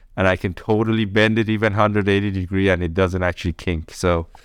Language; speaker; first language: English; early bilingual, other home language; Persian